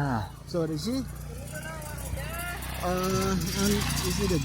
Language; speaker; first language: English; non-native, learner; Indonesian